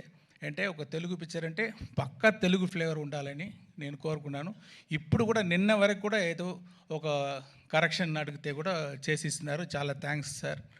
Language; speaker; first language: Telugu; non-native, fluent; Tamil